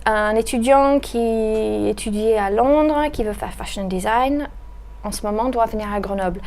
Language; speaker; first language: French; native; French